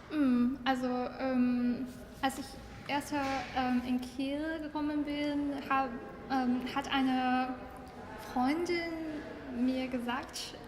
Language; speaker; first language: German; non-native, learner; Chinese